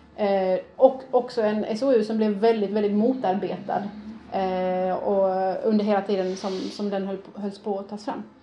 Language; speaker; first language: Swedish; early bilingual, other home language; Persian